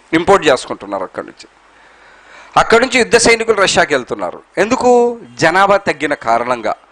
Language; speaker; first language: Telugu; non-native, local second language; Urdu